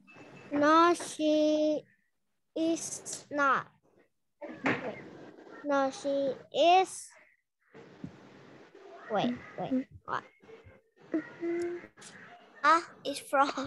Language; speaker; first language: English; non-native, learner; Indonesian